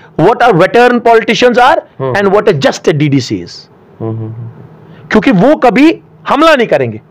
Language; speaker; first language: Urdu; non-native, local second language; Kashmiri